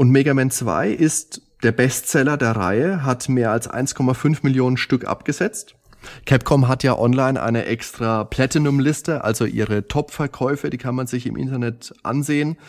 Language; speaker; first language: German; native; German